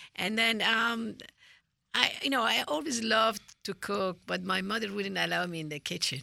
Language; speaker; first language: English; non-native, fluent; Persian